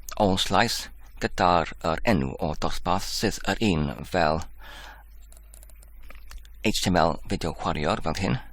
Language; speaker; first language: Welsh; non-native, learner; English